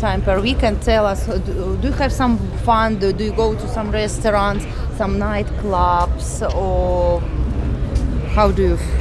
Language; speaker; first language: English; non-native, fluent; Russian